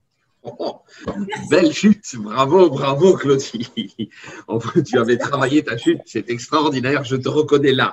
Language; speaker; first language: French; native; French